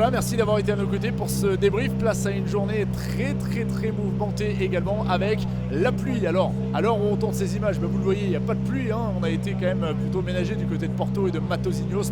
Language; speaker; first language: French; native; French